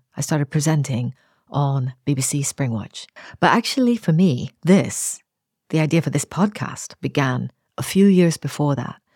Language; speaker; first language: English; native; English